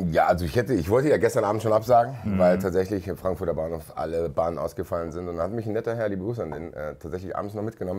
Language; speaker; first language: German; native; German